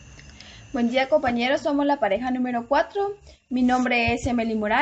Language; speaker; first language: Spanish; native; Spanish